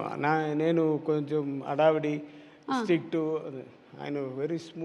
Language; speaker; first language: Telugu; non-native, learner; Tamil